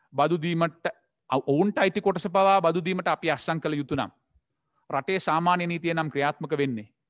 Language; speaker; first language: Sinhala; non-native, local second language; Tamil